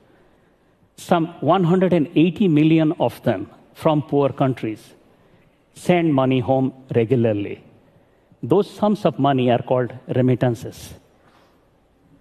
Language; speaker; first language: English; non-native, local second language; Odia